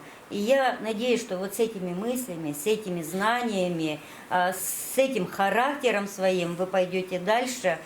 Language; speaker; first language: Russian; native; Russian